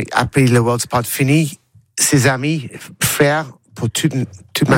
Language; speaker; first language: French; non-native, learner; English